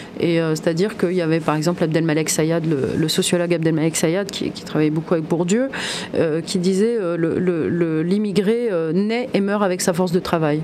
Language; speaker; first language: French; early bilingual, other home language; Kabyle